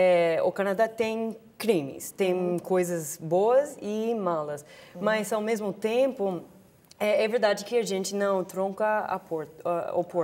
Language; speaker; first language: Portuguese; non-native, fluent; English